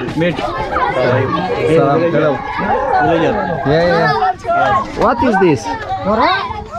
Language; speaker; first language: English; non-native, learner; Polish